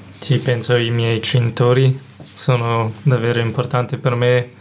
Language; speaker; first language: Italian; non-native, learner; German